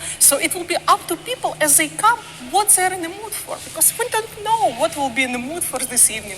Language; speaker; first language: English; non-native, fluent; Russian